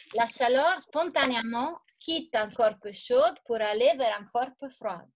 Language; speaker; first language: French; non-native, fluent; Italian